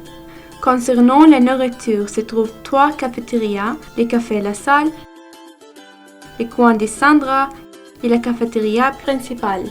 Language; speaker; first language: French; non-native, learner; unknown